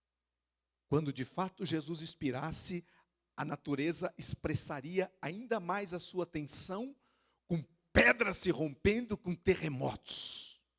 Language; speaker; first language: Portuguese; native; Portuguese